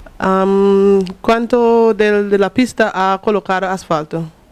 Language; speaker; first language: Spanish; non-native, fluent; English